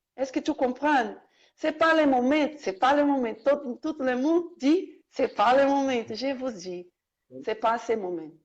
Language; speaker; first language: French; non-native, learner; Portuguese